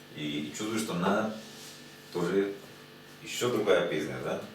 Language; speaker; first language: Russian; non-native, learner; Spanish